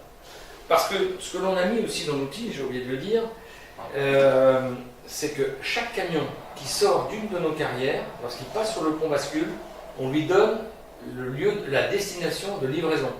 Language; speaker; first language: French; native; French